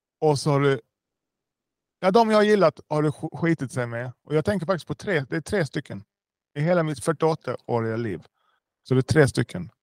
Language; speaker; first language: Swedish; early bilingual, other home language; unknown